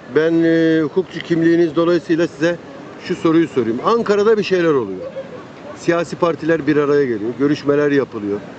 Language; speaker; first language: Turkish; native; Turkish